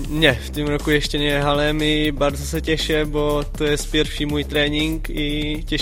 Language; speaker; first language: Polish; non-native, learner; Czech